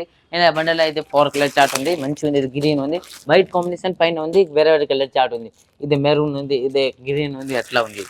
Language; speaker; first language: Telugu; non-native, local second language; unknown